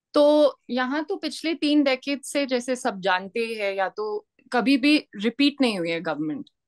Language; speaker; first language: Hindi; native; Hindi